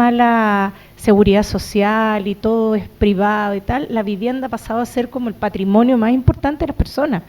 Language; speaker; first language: Spanish; native; Spanish